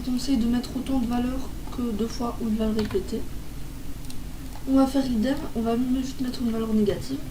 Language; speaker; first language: French; native; French